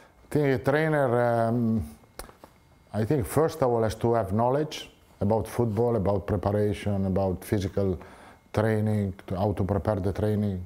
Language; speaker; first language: English; non-native, fluent; Italian